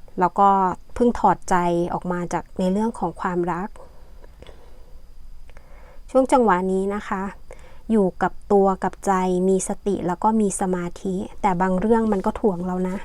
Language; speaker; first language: Thai; native; Thai